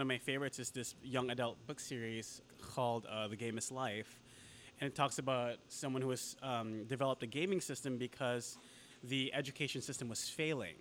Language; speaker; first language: English; non-native, local second language; Filipino